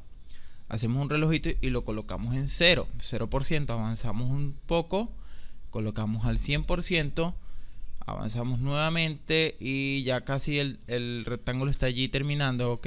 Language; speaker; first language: Spanish; native; Spanish